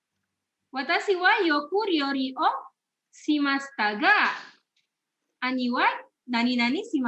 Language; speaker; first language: Japanese; non-native, fluent; Indonesian